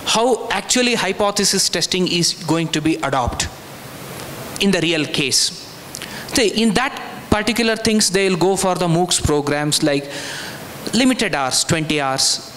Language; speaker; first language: English; non-native, local second language; Kannada